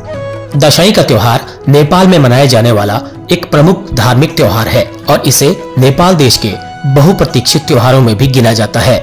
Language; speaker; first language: Hindi; native; Hindi